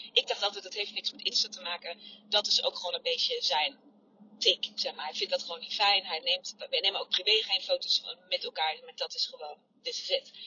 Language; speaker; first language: Dutch; non-native, fluent; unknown